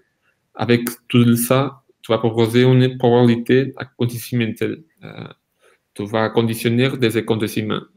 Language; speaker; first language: French; non-native, fluent; Portuguese